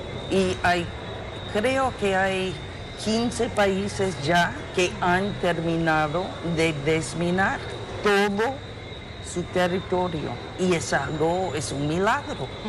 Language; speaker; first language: Spanish; non-native, fluent; English